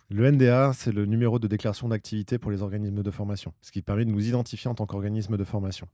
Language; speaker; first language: French; native; French